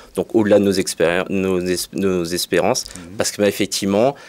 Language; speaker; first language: French; native; French